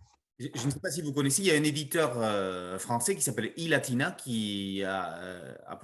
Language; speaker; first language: French; native; French